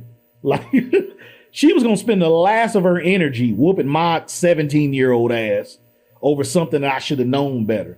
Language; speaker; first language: English; native; English